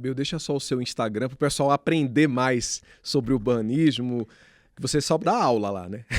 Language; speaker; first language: Portuguese; native; Portuguese